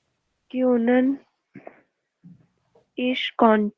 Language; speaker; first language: German; non-native, learner; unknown